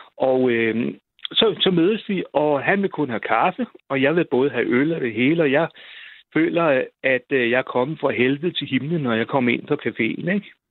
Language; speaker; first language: Danish; native; Danish